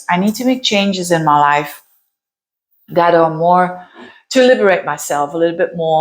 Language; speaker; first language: English; non-native, fluent; Dutch